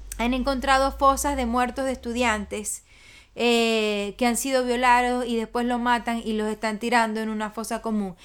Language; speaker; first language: Spanish; native; Spanish